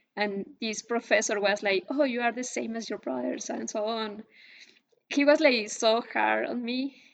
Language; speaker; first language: English; non-native, fluent; Spanish